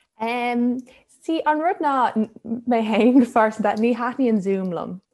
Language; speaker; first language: Irish; non-native, local second language; English